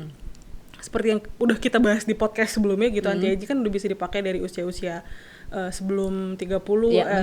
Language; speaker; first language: Indonesian; native; Indonesian